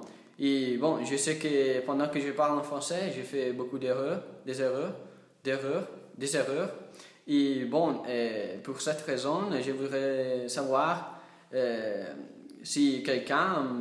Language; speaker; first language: French; non-native, learner; Italian